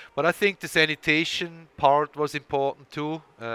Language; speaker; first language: English; non-native, fluent; Swiss German